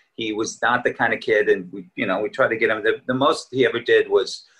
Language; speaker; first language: English; native; English